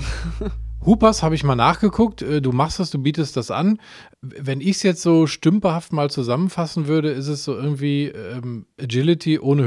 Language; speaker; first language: German; native; German